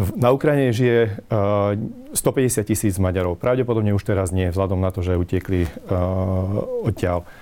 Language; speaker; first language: Slovak; non-native, local second language; Hungarian